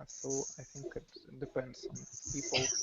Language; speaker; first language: English; non-native, learner; Russian